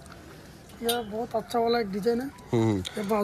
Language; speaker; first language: Hindi; non-native, learner; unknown